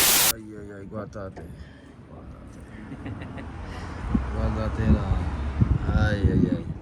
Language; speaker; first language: Italian; non-native, learner; French